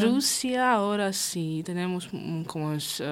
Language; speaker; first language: Spanish; non-native, learner; Russian